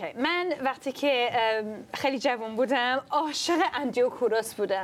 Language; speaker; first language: Persian; early bilingual, other home language; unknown